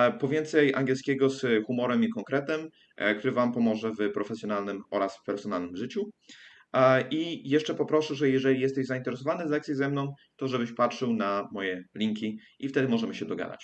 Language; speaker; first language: Polish; early bilingual, heritage; English